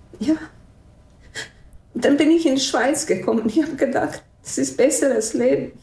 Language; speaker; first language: German; non-native, fluent; Bosnian